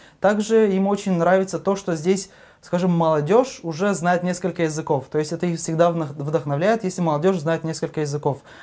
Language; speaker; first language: Russian; non-native, local second language; Gagauz